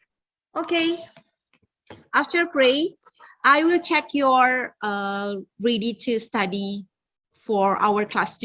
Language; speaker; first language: English; non-native, learner; Indonesian